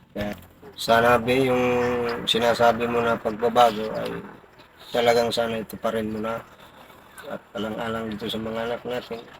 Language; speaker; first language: Filipino; non-native, local second language; Bikol